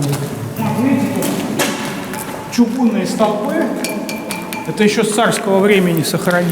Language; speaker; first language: Russian; native; Russian